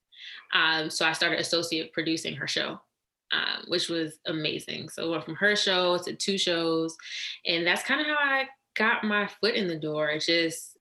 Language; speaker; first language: English; native; English